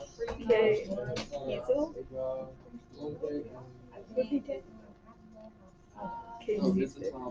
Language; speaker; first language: Spanish; non-native, learner; English